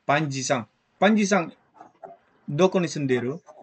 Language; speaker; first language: Japanese; non-native, fluent; Indonesian